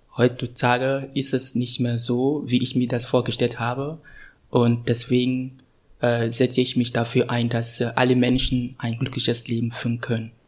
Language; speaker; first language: German; non-native, fluent; Ewe